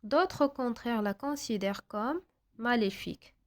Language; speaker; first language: French; non-native, local second language; Arabic